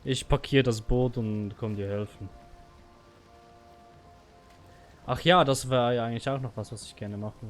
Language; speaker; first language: German; native; German